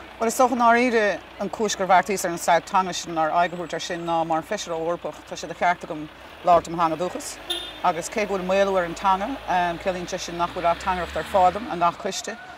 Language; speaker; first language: Irish; native; Irish